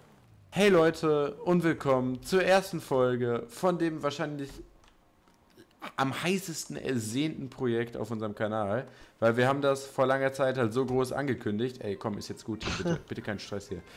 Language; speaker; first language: German; native; German